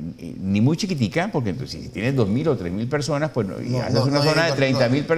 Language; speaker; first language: Spanish; native; Spanish